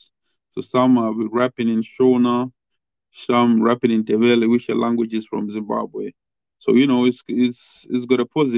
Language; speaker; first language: English; non-native, local second language; Shona